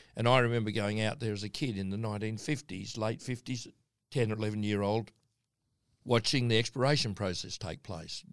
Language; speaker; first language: English; native; English